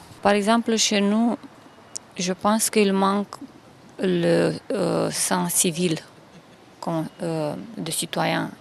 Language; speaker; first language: French; non-native, learner; Romanian